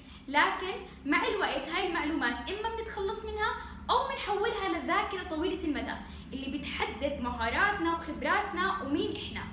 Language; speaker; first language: Arabic; native; Arabic